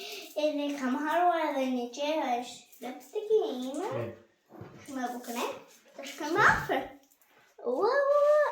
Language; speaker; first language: Albanian; early bilingual, heritage; Albanian